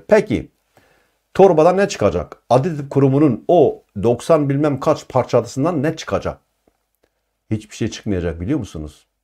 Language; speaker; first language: Turkish; non-native, local second language; Kurdish